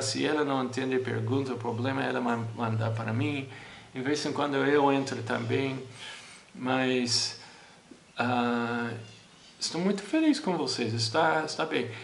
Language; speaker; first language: Portuguese; non-native, fluent; English